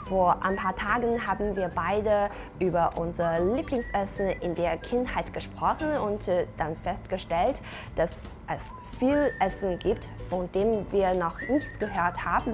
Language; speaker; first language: German; non-native, fluent; Chinese